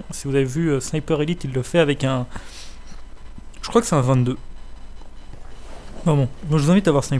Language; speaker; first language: French; native; French